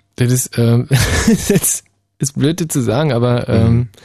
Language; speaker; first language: German; native; German